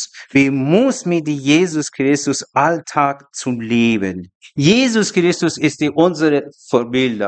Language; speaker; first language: German; non-native, learner; Persian